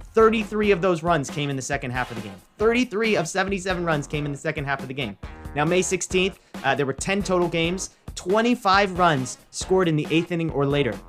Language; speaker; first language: English; native; English